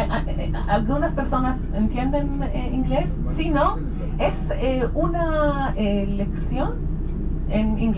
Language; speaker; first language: Spanish; non-native, learner; Hebrew